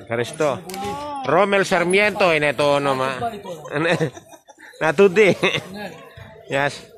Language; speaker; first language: Greek; non-native, learner; Filipino